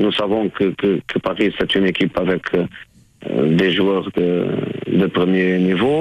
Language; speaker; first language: French; non-native, fluent; Portuguese